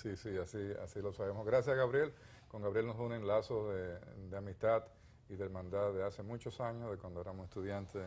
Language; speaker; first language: Spanish; native; Spanish